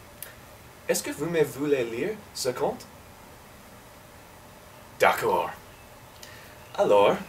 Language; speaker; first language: French; non-native, learner; English